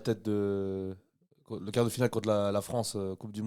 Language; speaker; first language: French; native; French